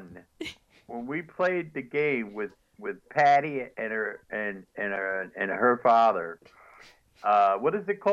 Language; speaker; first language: English; native; English